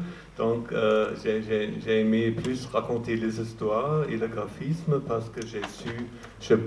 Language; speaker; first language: French; non-native, fluent; German